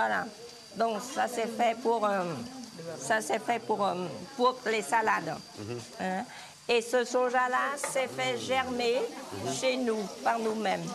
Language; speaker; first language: French; non-native, fluent; Vietnamese